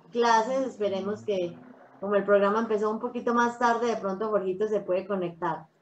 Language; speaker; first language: Spanish; native; Spanish